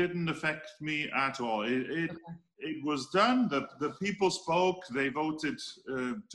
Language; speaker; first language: English; native; English